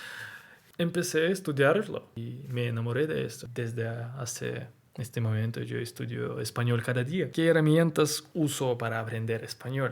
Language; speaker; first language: Spanish; non-native, learner; Russian